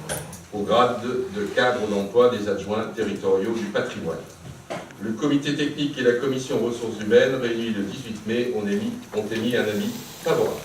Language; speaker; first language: French; native; French